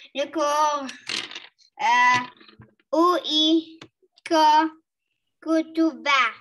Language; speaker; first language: French; non-native, learner; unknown